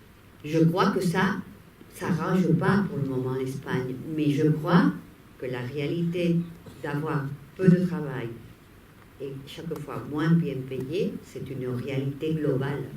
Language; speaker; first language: French; non-native, fluent; Spanish